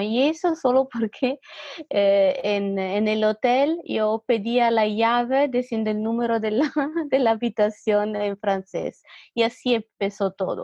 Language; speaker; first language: Spanish; non-native, fluent; Italian